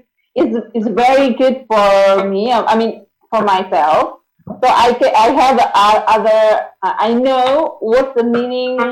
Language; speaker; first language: English; non-native, learner; Indonesian